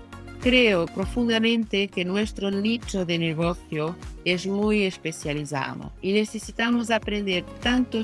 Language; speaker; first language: Spanish; non-native, fluent; Portuguese